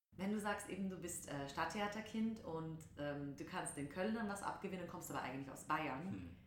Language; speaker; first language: German; native; German